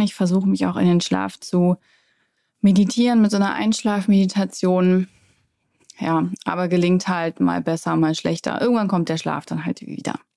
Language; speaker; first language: German; native; German